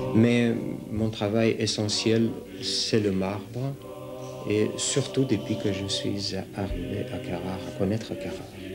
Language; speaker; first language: French; non-native, fluent; Russian